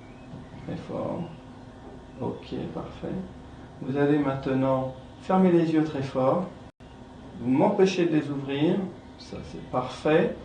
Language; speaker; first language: French; native; French